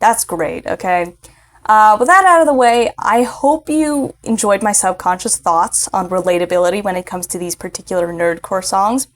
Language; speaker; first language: English; native; English